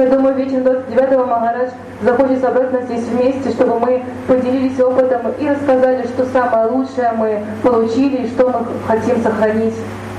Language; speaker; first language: Russian; native; Russian